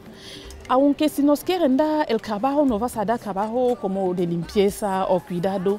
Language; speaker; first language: Spanish; non-native, fluent; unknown